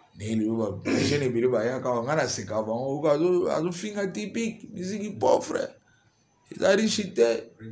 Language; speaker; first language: Lingala; native; Lingala